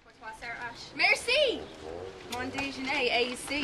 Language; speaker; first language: French; non-native, learner; English